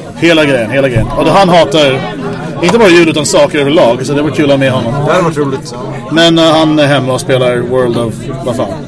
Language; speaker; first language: Swedish; native; Swedish